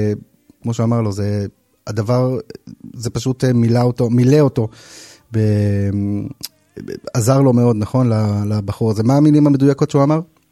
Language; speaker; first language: Hebrew; native; Hebrew